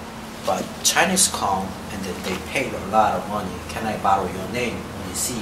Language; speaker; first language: English; non-native, learner; Korean